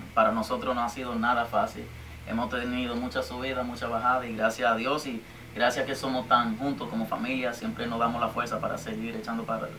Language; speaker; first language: Spanish; early bilingual, heritage; Spanish